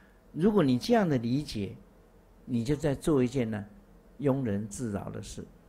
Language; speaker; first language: Chinese; native; Chinese